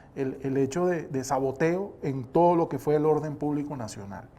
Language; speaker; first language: Spanish; native; Spanish